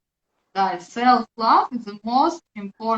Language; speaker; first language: English; non-native, learner; Russian